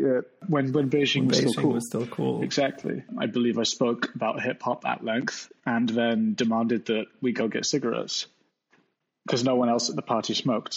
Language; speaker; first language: English; native; English